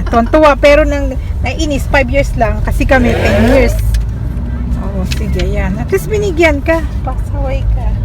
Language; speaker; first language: Filipino; native; Filipino